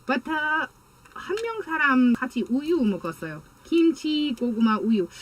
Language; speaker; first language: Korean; non-native, learner; English